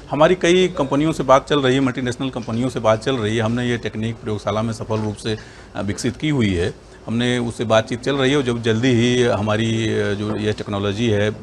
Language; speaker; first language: Hindi; native; Hindi